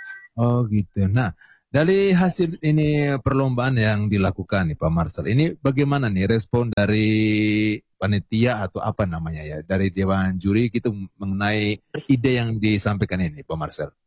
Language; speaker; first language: Indonesian; native; Indonesian